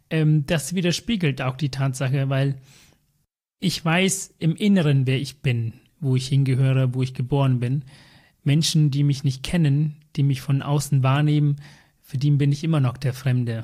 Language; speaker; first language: German; early bilingual, other home language; Tamil